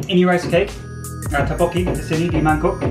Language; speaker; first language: Indonesian; non-native, learner; English